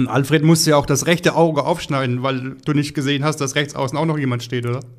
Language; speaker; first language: German; native; German